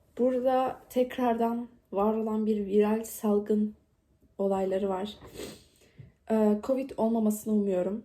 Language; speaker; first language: Turkish; native; Turkish